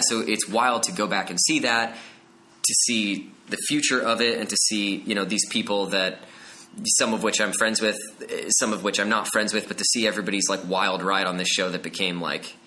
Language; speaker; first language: English; native; English